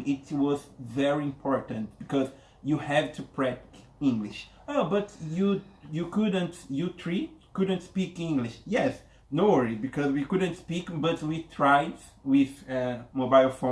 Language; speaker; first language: English; non-native, learner; Portuguese